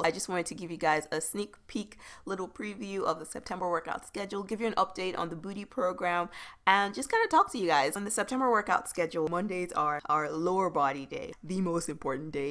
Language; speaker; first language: English; native; English